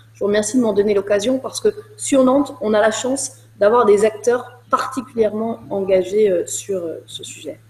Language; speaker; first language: French; native; French